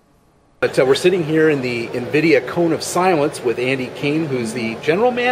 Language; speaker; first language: English; native; English